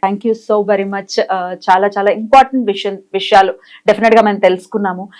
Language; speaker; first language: Telugu; native; Telugu